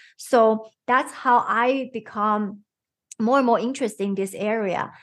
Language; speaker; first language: English; non-native, fluent; Chinese